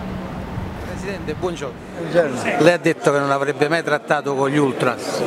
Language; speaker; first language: Italian; native; Italian